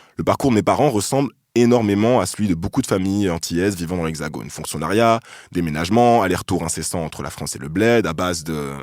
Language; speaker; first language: French; native; French